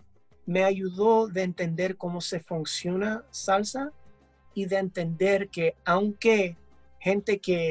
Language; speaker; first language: Spanish; early bilingual, heritage; English